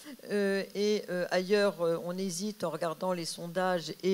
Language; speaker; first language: French; native; French